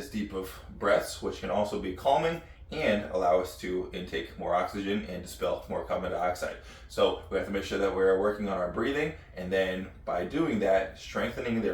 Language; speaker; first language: English; native; English